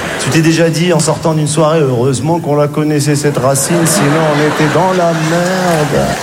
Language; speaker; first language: French; native; French